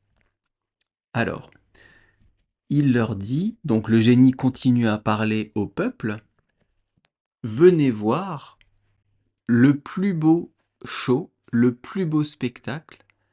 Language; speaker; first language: French; native; French